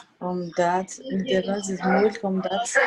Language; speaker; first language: Dutch; non-native, learner; Portuguese